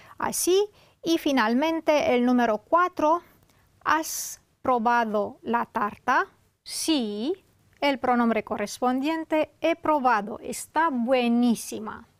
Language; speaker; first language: Spanish; non-native, fluent; Romanian